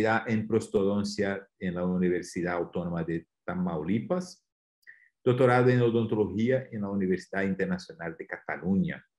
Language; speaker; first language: Spanish; non-native, fluent; Portuguese